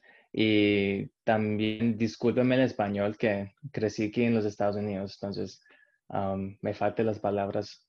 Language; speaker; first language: Spanish; early bilingual, heritage; Spanish